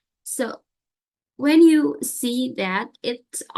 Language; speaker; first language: English; non-native, learner; Indonesian